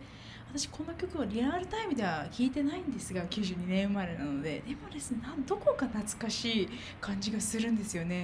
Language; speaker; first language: Japanese; native; Japanese